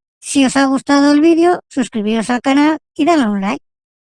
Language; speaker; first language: Spanish; native; Spanish